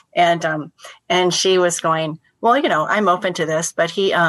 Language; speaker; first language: English; native; English